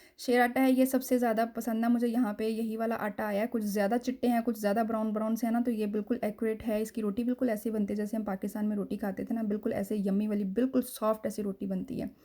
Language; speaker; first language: Hindi; native; Hindi